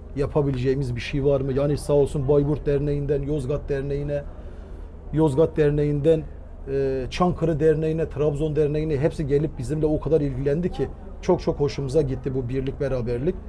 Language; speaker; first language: Turkish; native; Turkish